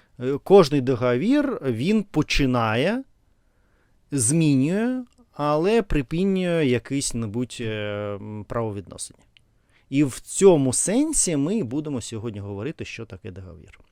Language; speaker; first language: Ukrainian; non-native, learner; Russian